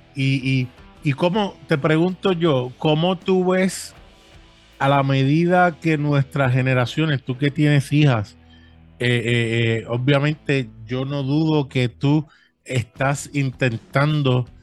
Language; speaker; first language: Spanish; early bilingual, heritage; Spanish